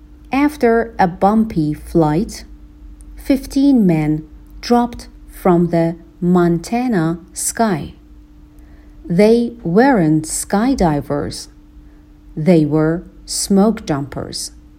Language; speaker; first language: English; non-native, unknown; Persian